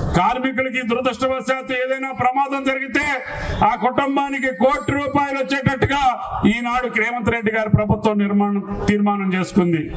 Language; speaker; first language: Telugu; native; Telugu